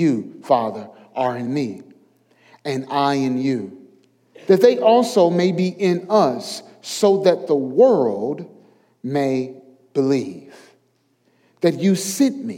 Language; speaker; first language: English; native; English